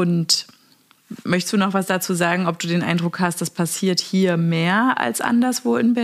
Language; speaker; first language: German; native; German